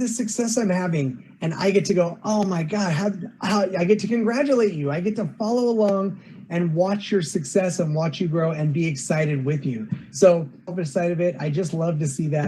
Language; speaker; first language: English; native; English